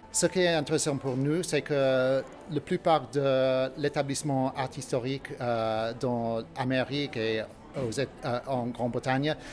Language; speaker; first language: French; non-native, learner; English